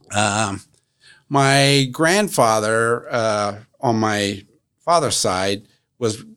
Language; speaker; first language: English; native; English